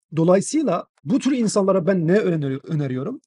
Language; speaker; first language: Turkish; non-native, fluent; Chinese